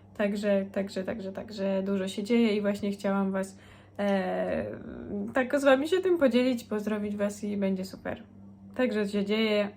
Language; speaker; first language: Polish; native; Polish